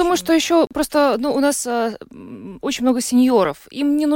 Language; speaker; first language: Russian; native; Russian